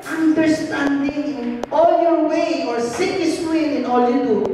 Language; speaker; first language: English; non-native, local second language; Filipino